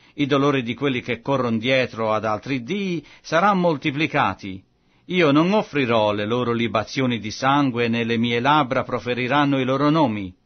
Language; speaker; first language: Italian; non-native, fluent; French